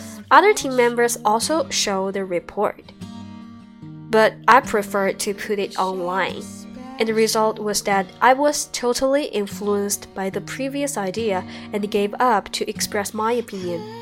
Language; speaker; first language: English; non-native, fluent; Chinese